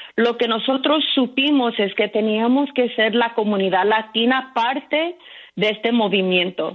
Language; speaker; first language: Spanish; early bilingual, heritage; Spanish